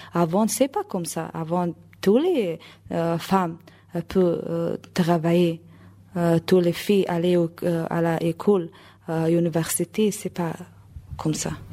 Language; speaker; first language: French; non-native, learner; Persian